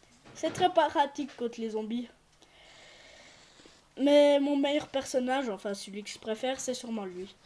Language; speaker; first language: French; native; French